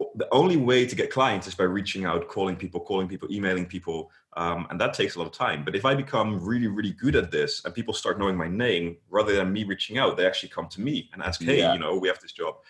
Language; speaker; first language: English; non-native, fluent; Dutch